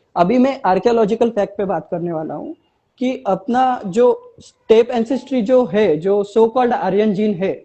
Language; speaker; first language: Hindi; non-native, local second language; Marathi